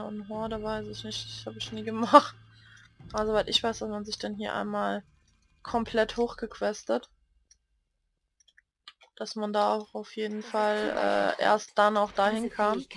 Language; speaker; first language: German; native; German